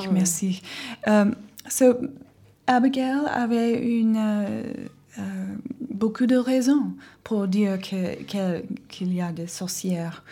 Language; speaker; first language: French; non-native, learner; English